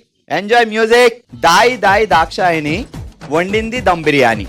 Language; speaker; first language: Telugu; native; Telugu